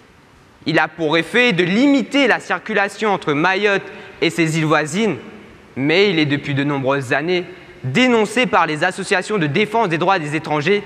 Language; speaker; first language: French; native; French